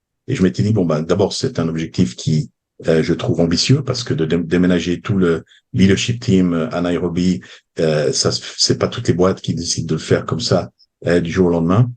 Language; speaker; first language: French; native; French